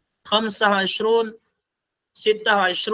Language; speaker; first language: Arabic; non-native, fluent; Indonesian